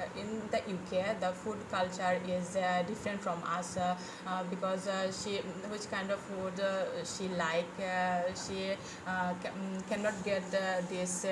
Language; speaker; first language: English; non-native, fluent; Bangla